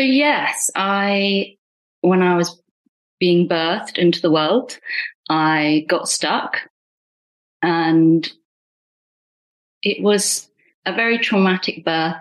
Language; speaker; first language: English; non-native, local second language; Punjabi